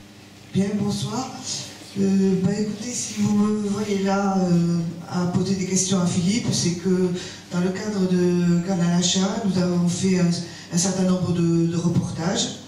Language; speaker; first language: French; native; French